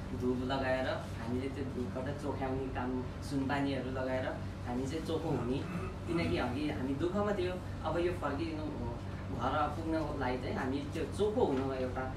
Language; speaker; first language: Nepali; non-native, local second language; Gurung